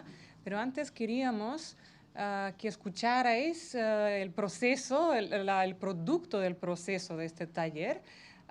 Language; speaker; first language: Spanish; non-native, fluent; Macedonian